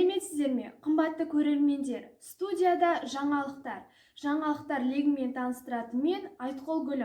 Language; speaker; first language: Kazakh; native; Kazakh